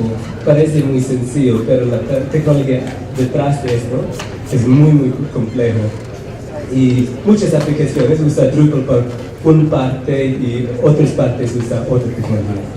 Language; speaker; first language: Spanish; non-native, fluent; English